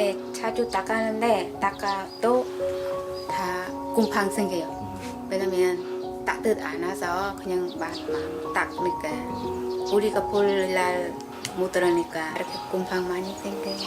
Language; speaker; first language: Korean; non-native, learner; Khmer